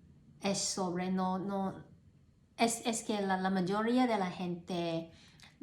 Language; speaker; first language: Spanish; non-native, learner; Cantonese